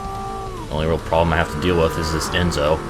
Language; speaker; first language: English; native; English